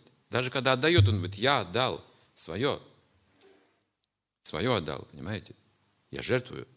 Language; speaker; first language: Russian; native; Russian